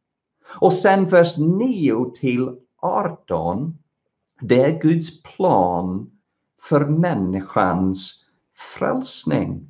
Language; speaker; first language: Swedish; non-native, fluent; English